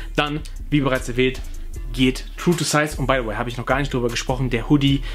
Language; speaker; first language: German; early bilingual, other home language; Portuguese